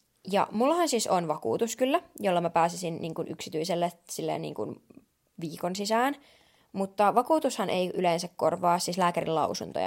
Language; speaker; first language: Finnish; native; Finnish